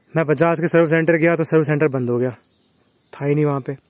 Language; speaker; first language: Hindi; native; Hindi